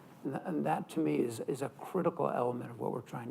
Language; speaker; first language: English; native; English